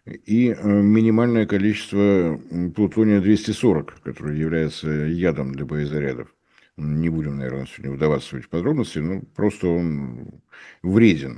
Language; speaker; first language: Russian; native; Russian